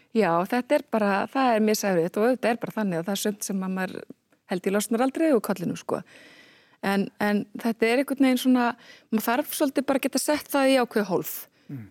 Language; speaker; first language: Icelandic; native; Icelandic